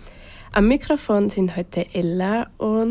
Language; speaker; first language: German; native; German